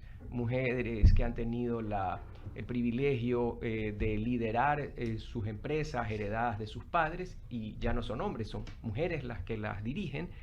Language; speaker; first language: Spanish; native; Spanish